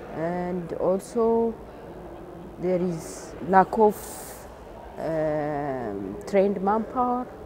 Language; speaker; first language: English; non-native, fluent; Amharic